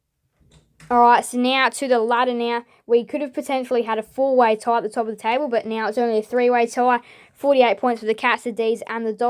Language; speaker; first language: English; native; English